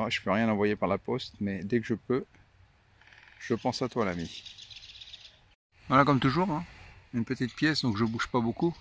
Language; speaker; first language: French; native; French